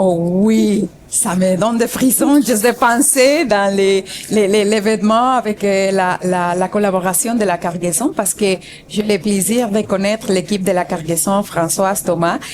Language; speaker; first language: French; non-native, fluent; Spanish